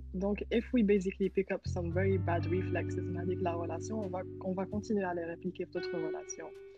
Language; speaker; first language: French; non-native, local second language; Arabic